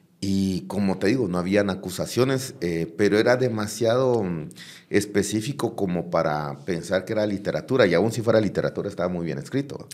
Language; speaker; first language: Spanish; native; Spanish